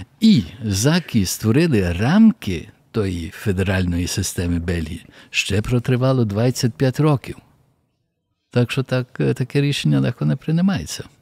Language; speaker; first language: Ukrainian; early bilingual, heritage; Ukrainian